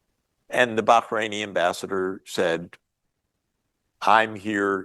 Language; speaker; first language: English; native; English